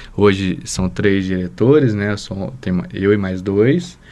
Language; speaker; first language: Portuguese; native; Portuguese